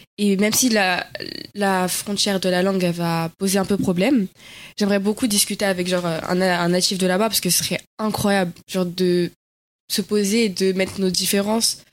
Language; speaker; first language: French; native; French